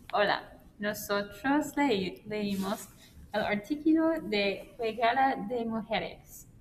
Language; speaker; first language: Spanish; non-native, learner; English